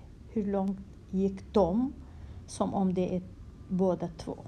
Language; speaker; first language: Swedish; non-native, fluent; Kurdish